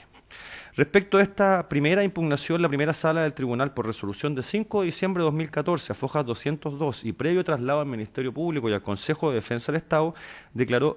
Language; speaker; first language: Spanish; native; Spanish